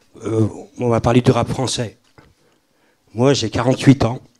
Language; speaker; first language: French; native; French